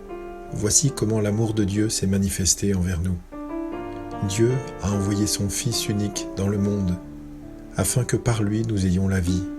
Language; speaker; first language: French; native; French